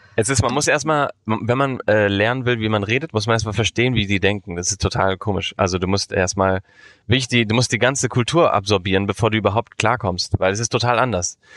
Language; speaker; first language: German; early bilingual, heritage; German